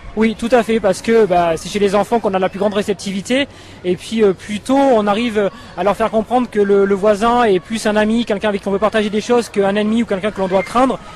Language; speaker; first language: French; native; French